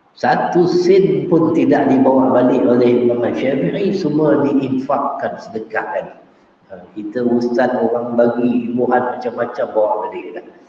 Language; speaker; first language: Malay; native; Malay